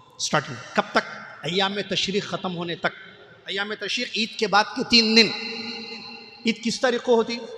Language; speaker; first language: Urdu; native; Urdu